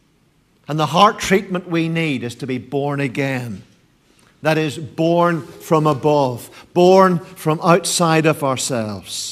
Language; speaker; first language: English; native; English